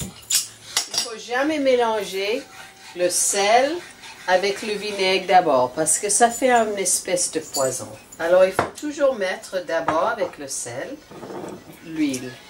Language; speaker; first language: French; non-native, learner; English